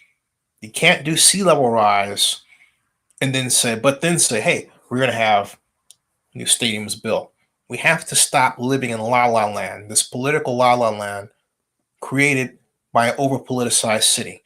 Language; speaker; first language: English; native; English